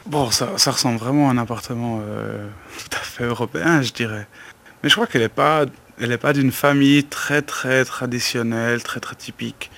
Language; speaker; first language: French; native; French